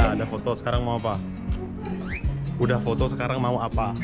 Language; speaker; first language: Indonesian; non-native, fluent; Turkish